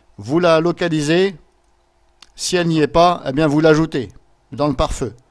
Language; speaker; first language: French; native; French